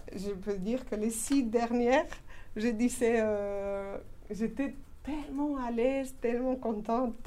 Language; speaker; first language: French; non-native, fluent; Spanish